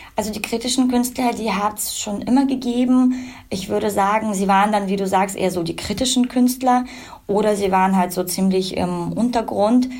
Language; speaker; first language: German; early bilingual, other home language; Russian